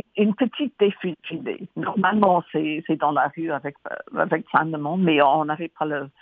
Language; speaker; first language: French; non-native, fluent; English